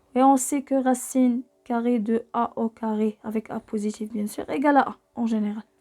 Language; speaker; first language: French; non-native, local second language; Arabic